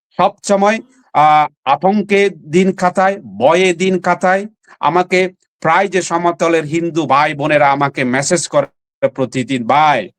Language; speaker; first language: Bangla; non-native, local second language; Chakma